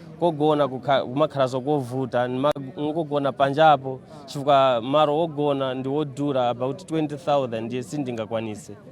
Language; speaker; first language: Nyanja; non-native, local second language; Tumbuka